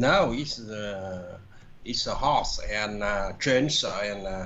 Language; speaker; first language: English; non-native, learner; Vietnamese